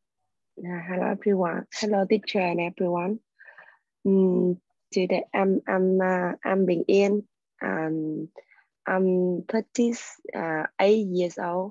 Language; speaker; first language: English; non-native, learner; Vietnamese